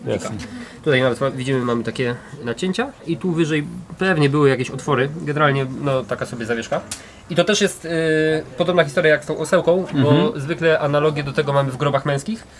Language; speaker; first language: Polish; native; Polish